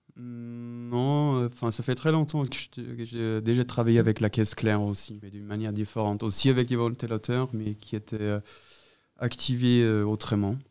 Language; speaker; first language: French; non-native, fluent; German